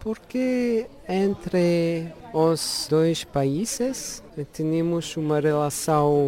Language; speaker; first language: Portuguese; non-native, learner; Luxembourgish